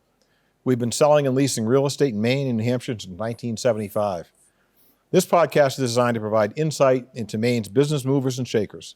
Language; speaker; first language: English; native; English